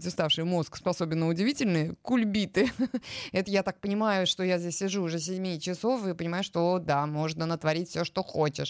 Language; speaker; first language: Russian; native; Russian